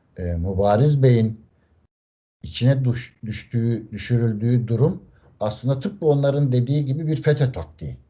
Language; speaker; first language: Turkish; native; Turkish